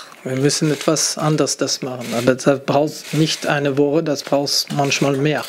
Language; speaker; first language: German; non-native, fluent; French